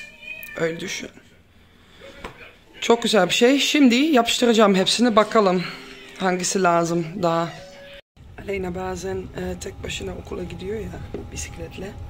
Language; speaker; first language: Turkish; non-native, learner; Dutch